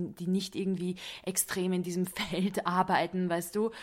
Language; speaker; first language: German; non-native, fluent; Hungarian